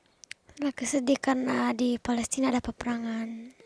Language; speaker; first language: Indonesian; early bilingual, heritage; Arabic